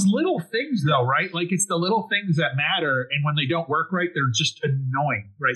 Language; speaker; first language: English; native; English